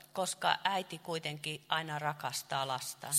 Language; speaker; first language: Finnish; non-native, fluent; Chinese